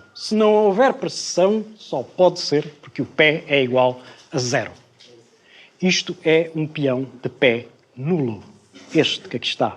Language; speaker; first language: Portuguese; native; Portuguese